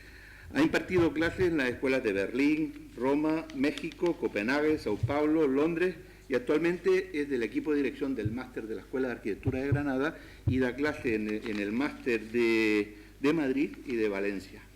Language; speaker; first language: Spanish; native; Spanish